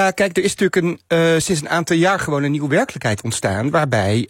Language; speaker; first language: Dutch; native; Dutch